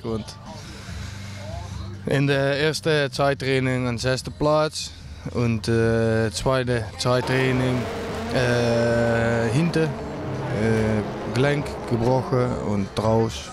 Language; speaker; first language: German; non-native, learner; Dutch